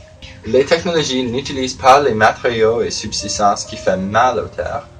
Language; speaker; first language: French; non-native, learner; English